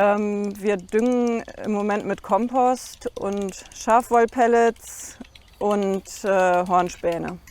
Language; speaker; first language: German; native; German